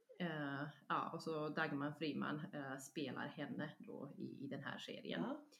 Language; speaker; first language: Swedish; non-native, fluent; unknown